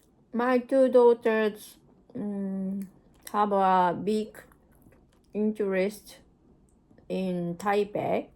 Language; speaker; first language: English; non-native, learner; Japanese